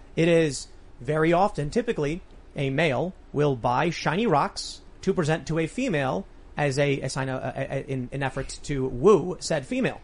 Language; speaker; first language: English; native; English